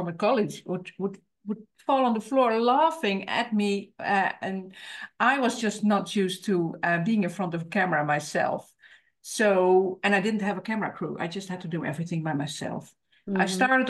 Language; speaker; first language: English; non-native, fluent; Dutch